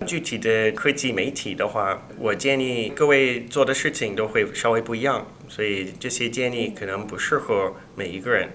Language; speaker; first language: Chinese; non-native, fluent; English